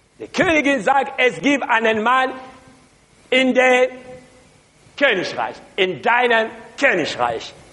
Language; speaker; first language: German; non-native, learner; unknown